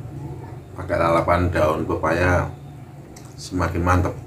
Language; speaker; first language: Indonesian; native; Indonesian